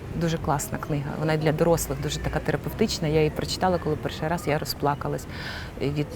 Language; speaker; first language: Ukrainian; non-native, local second language; Russian